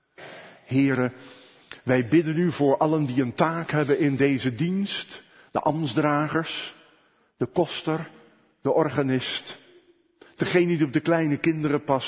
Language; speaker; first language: Dutch; native; Dutch